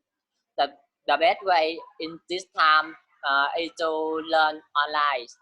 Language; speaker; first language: English; non-native, learner; Vietnamese